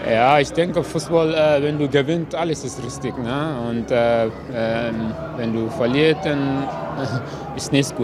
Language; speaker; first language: German; non-native, learner; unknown